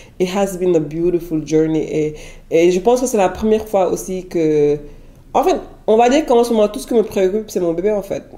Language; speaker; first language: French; non-native, local second language; Wolof